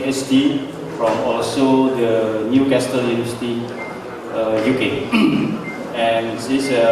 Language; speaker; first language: English; non-native, learner; Indonesian